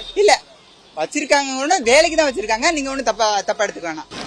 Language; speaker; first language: Tamil; native; Tamil